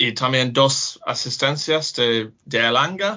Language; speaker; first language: Spanish; non-native, learner; English